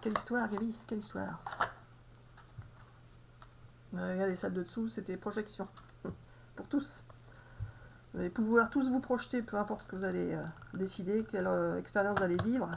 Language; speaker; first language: French; native; French